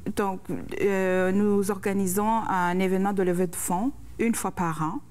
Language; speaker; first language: French; non-native, local second language; Rundi